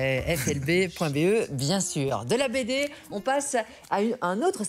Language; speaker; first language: French; native; French